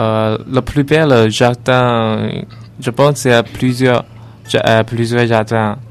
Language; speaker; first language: French; non-native, learner; Chinese